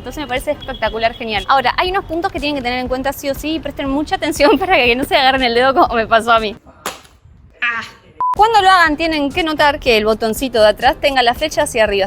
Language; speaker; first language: Spanish; native; Spanish